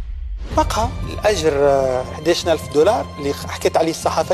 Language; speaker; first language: Arabic; native; Arabic